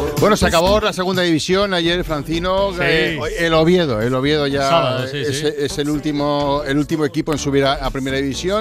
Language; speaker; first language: Spanish; native; Spanish